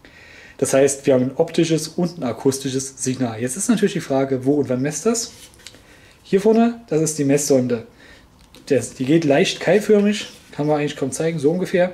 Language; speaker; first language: German; native; German